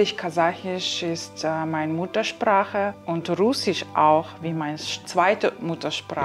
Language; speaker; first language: German; non-native, learner; Kazakh